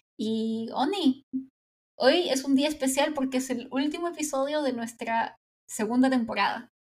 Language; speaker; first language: Spanish; native; Spanish